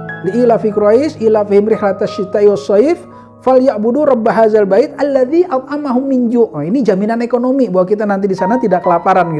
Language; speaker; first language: Indonesian; native; Indonesian